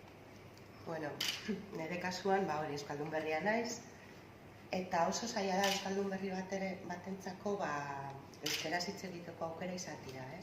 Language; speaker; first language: Basque; non-native, local second language; Spanish